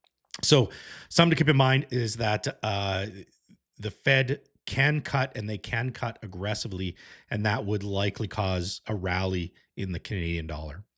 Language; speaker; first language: English; native; English